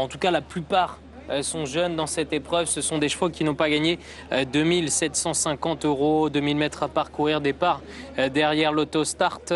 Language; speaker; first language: French; native; French